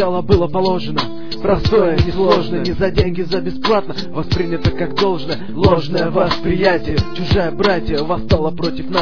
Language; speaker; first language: Russian; native; Russian